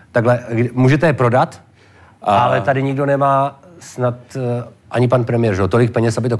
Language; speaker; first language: Czech; native; Czech